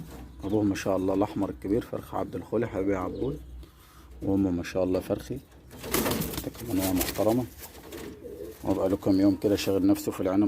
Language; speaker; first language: Arabic; native; Arabic